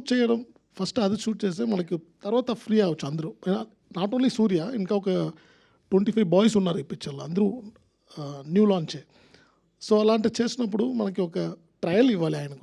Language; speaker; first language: Telugu; non-native, fluent; Tamil